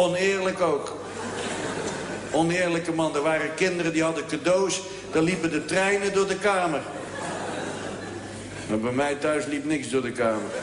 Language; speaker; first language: Dutch; native; Dutch